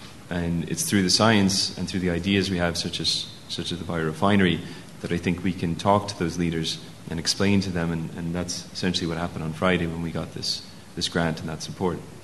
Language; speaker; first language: English; native; English